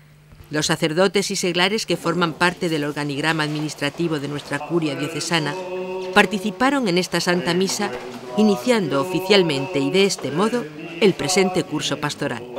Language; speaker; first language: Spanish; native; Spanish